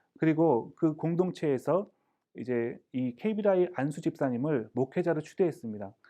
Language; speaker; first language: Korean; native; Korean